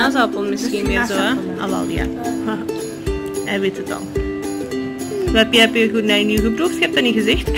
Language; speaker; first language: Dutch; non-native, fluent; Urdu